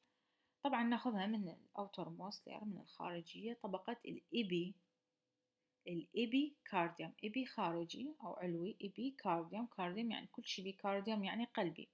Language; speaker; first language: Arabic; native; Arabic